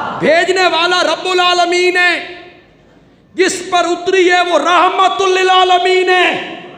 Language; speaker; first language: Urdu; non-native, local second language; Punjabi